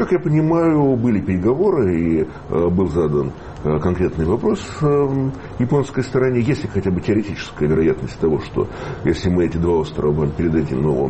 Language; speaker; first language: Russian; native; Russian